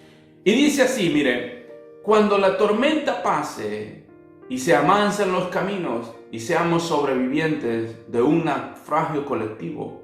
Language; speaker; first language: Spanish; native; Spanish